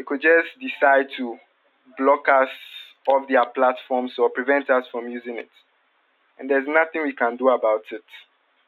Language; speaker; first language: English; non-native, local second language; Akan